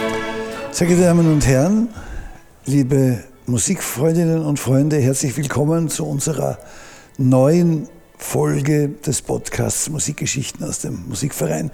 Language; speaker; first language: German; native; German